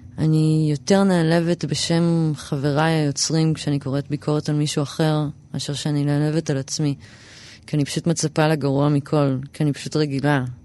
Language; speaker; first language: Hebrew; early bilingual, other home language; English